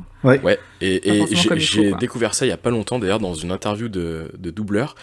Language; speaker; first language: French; native; French